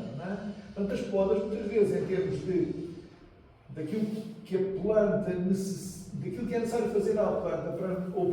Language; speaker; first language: Portuguese; native; Portuguese